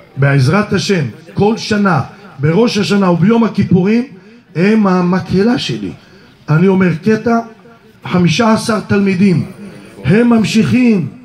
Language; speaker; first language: Hebrew; early bilingual, other home language; Arabic